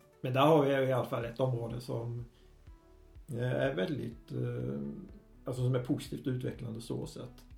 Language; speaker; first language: Swedish; native; Swedish